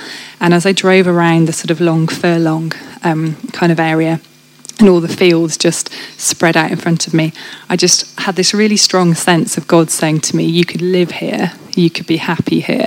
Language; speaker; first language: English; native; English